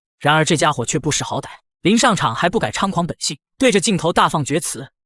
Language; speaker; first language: Chinese; native; Chinese